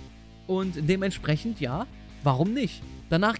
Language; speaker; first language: German; native; German